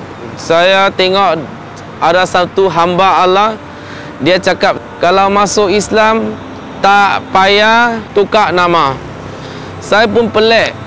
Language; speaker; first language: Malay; non-native, local second language; Min Nan Chinese